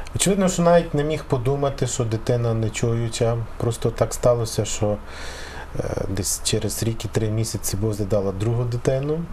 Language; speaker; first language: Ukrainian; native; Ukrainian